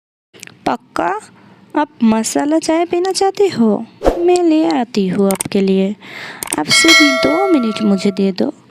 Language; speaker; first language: Hindi; non-native, fluent; Bangla